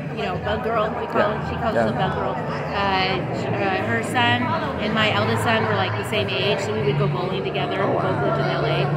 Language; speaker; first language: English; native; English